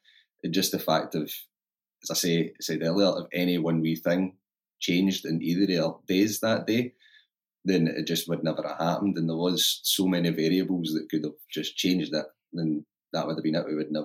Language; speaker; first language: English; native; English